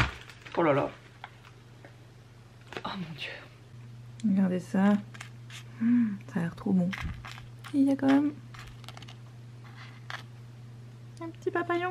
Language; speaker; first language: French; native; French